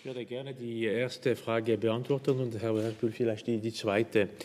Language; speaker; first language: German; non-native, local second language; French